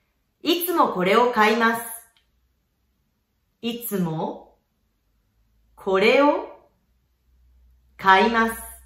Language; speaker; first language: Japanese; non-native, fluent; French